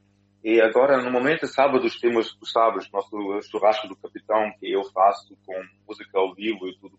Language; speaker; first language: Portuguese; non-native, fluent; German